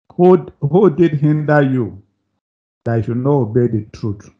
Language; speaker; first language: English; non-native, local second language; Yoruba